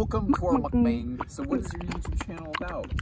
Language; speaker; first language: English; native; English